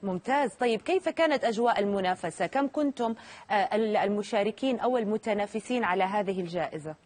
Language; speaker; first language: Arabic; native; Arabic